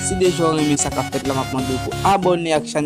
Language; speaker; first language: French; non-native, learner; Haitian Creole